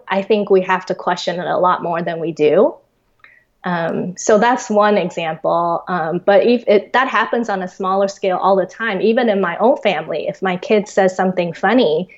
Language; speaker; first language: English; early bilingual, other home language; Chinese